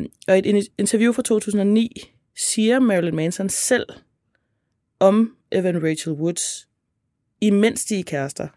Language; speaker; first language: Danish; native; Danish